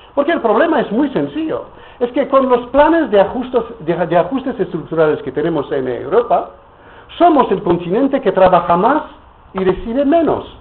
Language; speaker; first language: Spanish; non-native, fluent; French